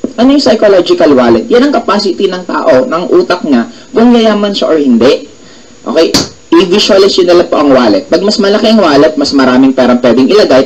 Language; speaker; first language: Filipino; native; Filipino